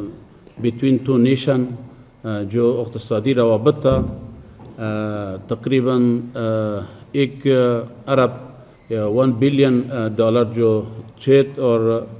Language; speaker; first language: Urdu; non-native, fluent; Persian